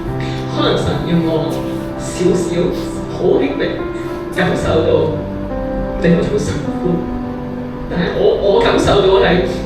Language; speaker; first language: Cantonese; native; Cantonese